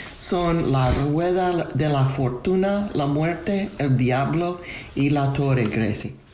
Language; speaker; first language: Spanish; non-native, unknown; English